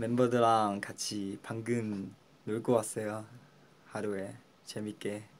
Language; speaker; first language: Korean; non-native, fluent; Chinese